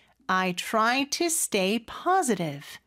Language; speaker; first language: English; non-native, fluent; Korean